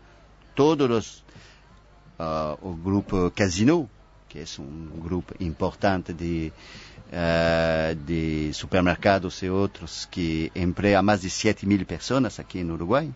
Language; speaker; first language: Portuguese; non-native, fluent; French